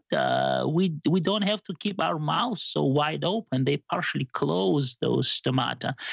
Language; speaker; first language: English; non-native, fluent; Georgian